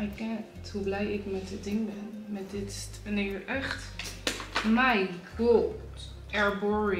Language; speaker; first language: Dutch; native; Dutch